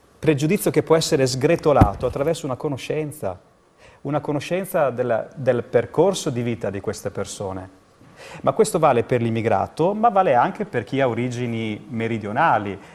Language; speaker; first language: Italian; native; Italian